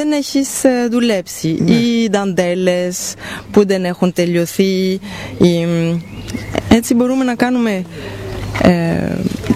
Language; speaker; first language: Greek; non-native, fluent; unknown